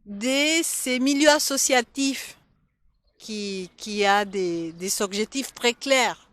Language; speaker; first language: French; non-native, fluent; Spanish